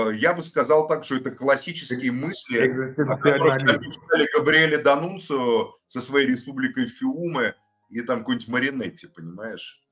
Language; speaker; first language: Russian; native; Russian